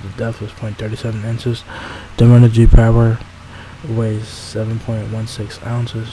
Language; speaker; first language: English; native; English